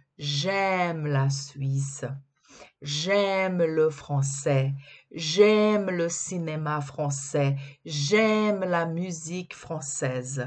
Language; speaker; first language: French; non-native, fluent; Portuguese